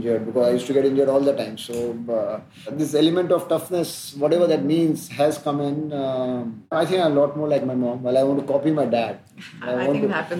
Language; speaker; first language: English; non-native, local second language; Hindi